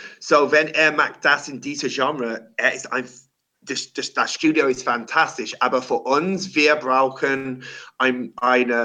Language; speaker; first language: German; non-native, learner; English